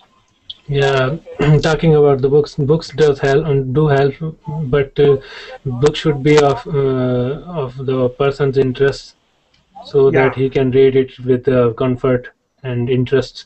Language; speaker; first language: English; non-native, learner; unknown